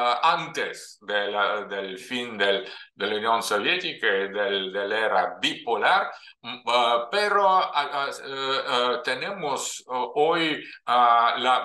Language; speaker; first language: Spanish; non-native, fluent; Russian